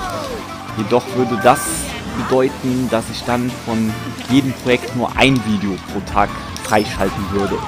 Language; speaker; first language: German; native; German